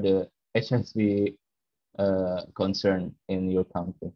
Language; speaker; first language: English; non-native, learner; Indonesian